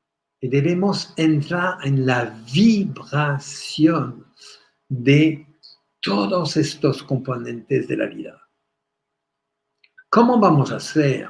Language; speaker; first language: Spanish; non-native, fluent; French